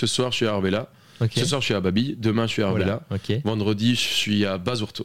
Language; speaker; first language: French; non-native, fluent; Spanish